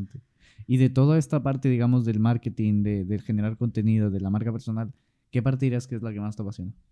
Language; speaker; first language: Spanish; native; Spanish